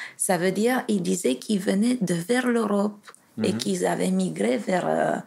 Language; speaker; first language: French; non-native, fluent; Romanian